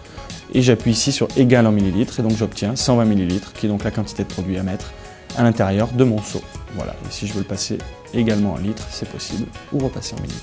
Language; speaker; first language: French; native; French